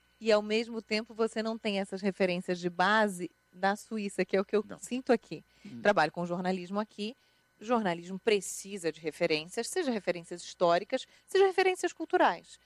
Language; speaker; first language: Portuguese; native; Portuguese